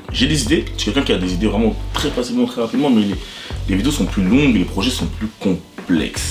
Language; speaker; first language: French; native; French